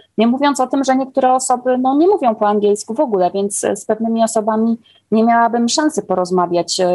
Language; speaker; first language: Polish; native; Polish